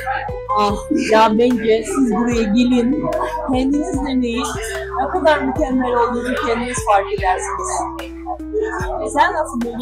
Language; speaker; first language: Turkish; early bilingual, heritage; Turkish